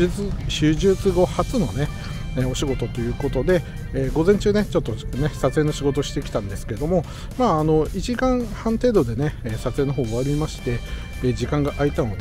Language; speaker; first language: Japanese; native; Japanese